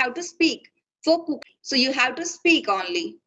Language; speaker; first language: English; non-native, fluent; Hindi